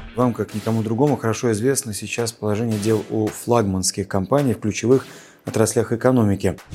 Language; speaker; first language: Russian; native; Russian